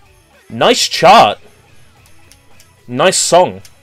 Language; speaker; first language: English; native; English